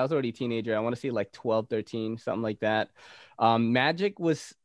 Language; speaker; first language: English; native; English